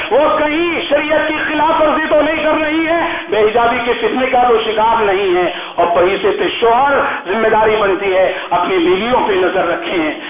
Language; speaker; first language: Urdu; native; Urdu